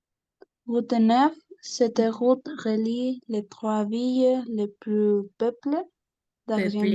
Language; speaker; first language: French; non-native, learner; Spanish